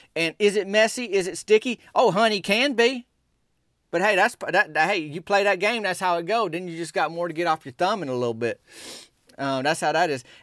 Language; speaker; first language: English; native; English